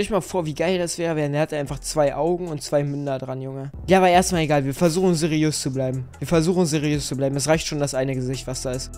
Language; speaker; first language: German; native; German